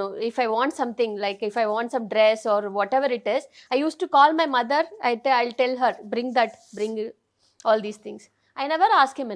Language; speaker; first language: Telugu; non-native, fluent; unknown